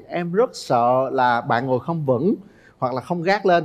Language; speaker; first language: Vietnamese; native; Vietnamese